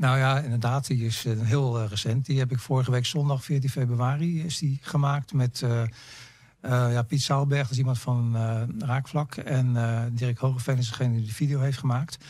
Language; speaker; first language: Dutch; native; Dutch